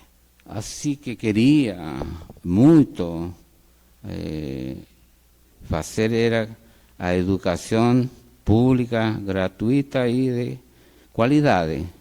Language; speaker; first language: Portuguese; non-native, fluent; Spanish